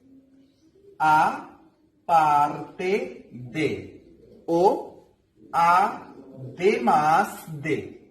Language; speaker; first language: Spanish; non-native, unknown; Hindi